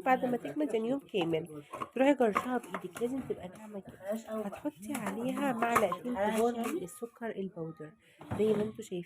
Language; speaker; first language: Arabic; native; Arabic